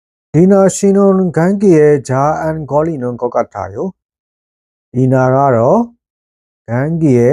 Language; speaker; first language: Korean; non-native, fluent; Burmese